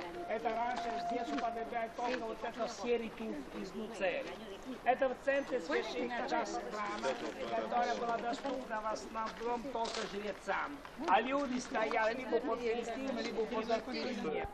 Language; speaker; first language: Russian; non-native, fluent; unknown